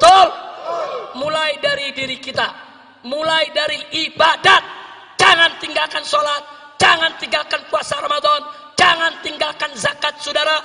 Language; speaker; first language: Indonesian; native; Indonesian